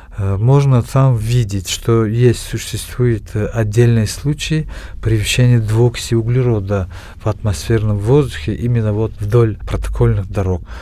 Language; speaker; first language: Russian; non-native, local second language; Tajik